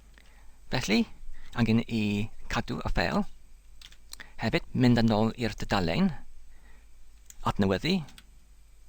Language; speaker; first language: Welsh; non-native, learner; English